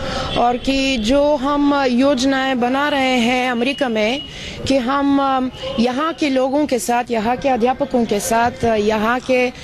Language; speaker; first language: Hindi; non-native, fluent; Bulgarian